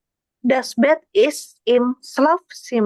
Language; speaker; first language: German; non-native, learner; Indonesian